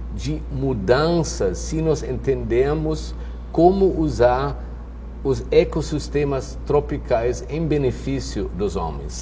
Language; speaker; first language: Portuguese; non-native, fluent; German